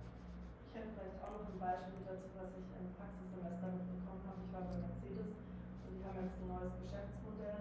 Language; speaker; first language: German; native; German